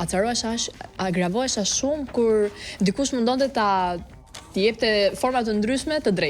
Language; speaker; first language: Albanian; native; Albanian